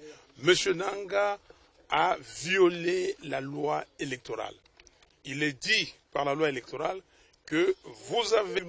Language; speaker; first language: French; non-native, local second language; Lingala